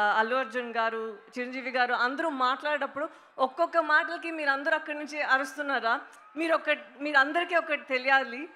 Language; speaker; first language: Telugu; non-native, local second language; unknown